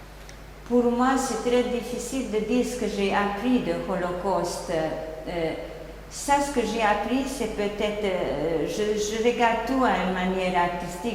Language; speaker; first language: French; non-native, fluent; Hungarian